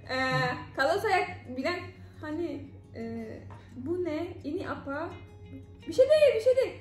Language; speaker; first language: Indonesian; non-native, learner; Turkish